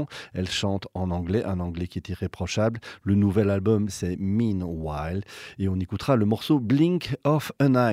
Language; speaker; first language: French; native; French